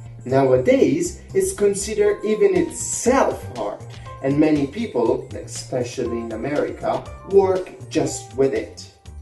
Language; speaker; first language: English; non-native, fluent; Italian